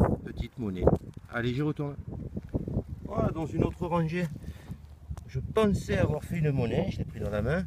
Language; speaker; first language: French; native; French